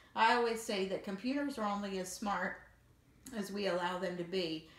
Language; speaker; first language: English; native; English